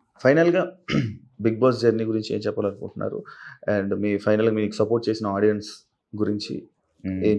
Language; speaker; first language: Telugu; native; Telugu